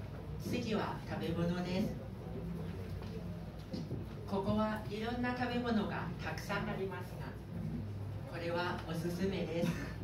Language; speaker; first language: Japanese; non-native, learner; Thai